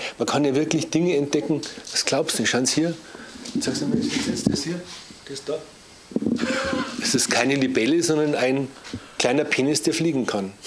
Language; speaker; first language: German; native; German